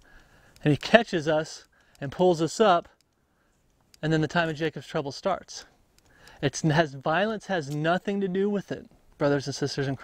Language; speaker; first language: English; native; English